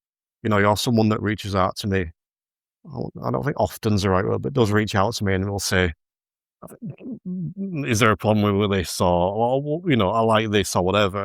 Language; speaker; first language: English; native; English